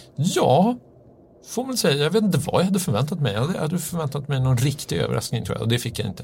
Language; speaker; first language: Swedish; native; Swedish